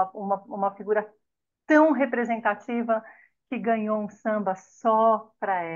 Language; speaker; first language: Portuguese; native; Portuguese